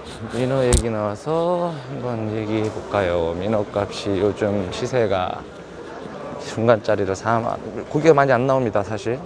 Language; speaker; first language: Korean; native; Korean